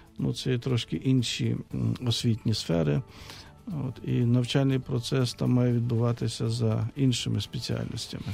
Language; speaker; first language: Ukrainian; native; Ukrainian